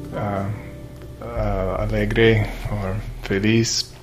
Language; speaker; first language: Portuguese; non-native, learner; English